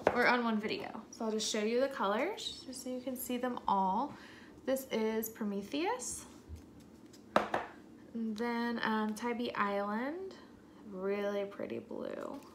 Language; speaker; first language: English; native; English